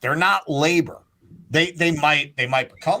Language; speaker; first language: English; native; English